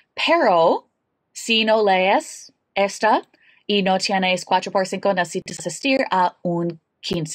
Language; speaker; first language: Spanish; non-native, learner; English